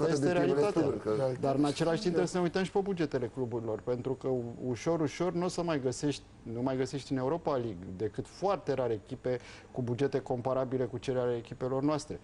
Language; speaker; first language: Romanian; native; Romanian